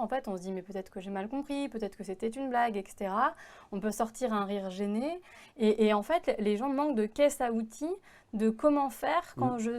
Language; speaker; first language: French; native; French